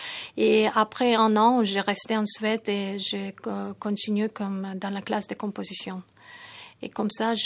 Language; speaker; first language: French; non-native, fluent; Tajik